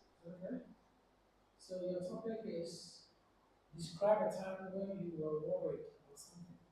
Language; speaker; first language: English; non-native, fluent; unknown